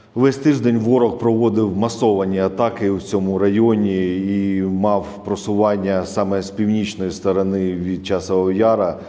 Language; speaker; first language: Ukrainian; native; Ukrainian